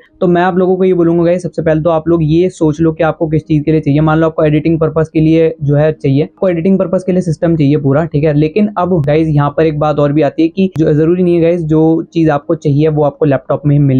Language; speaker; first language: Hindi; native; Hindi